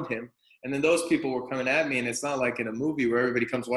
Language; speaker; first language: English; native; English